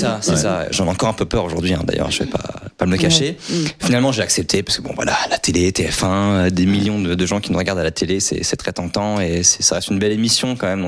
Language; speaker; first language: French; native; French